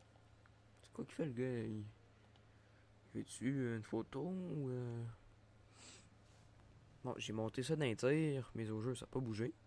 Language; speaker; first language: French; native; French